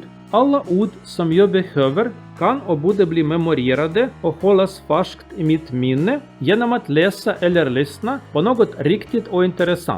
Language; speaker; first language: Swedish; non-native, learner; Russian